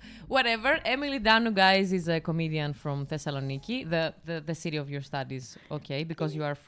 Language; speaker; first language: English; non-native, fluent; Greek